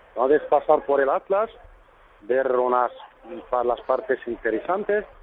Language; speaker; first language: Spanish; non-native, fluent; Arabic